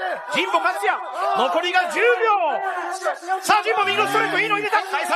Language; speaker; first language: Japanese; native; Japanese